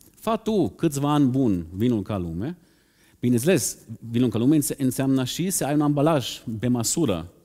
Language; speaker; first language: Romanian; non-native, fluent; German